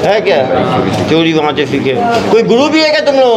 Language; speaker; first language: Hindi; native; Hindi